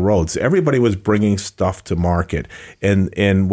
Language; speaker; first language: English; native; English